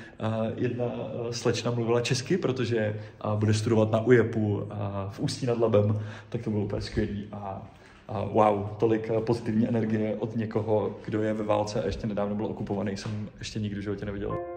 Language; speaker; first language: Czech; native; Czech